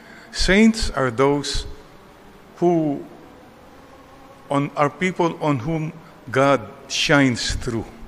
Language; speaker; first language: English; non-native, local second language; Filipino